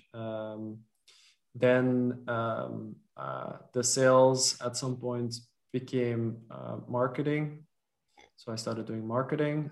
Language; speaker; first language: English; non-native, fluent; Dutch